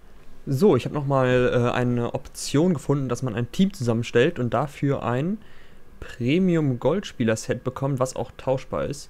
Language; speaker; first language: German; native; German